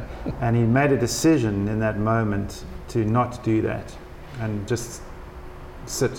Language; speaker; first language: English; native; English